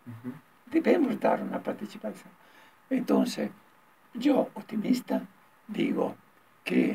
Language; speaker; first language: Spanish; non-native, learner; Italian